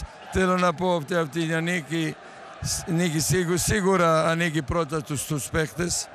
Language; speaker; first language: Greek; non-native, fluent; Serbian